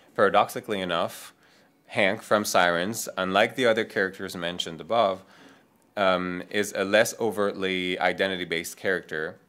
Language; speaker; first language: English; non-native, fluent; French